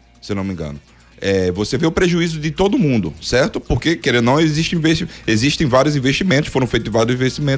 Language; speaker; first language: Portuguese; native; Portuguese